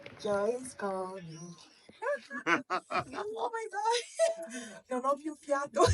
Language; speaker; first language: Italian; early bilingual, other home language; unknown